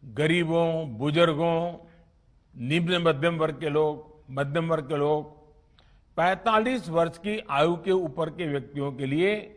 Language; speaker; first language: Hindi; non-native, local second language; Gujarati